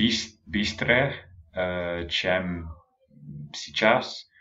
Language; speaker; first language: Russian; non-native, learner; English